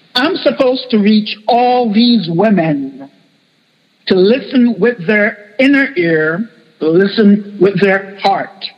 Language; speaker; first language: English; non-native, fluent; Spanish